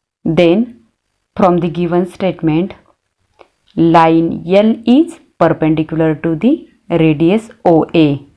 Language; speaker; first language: English; non-native, local second language; Marathi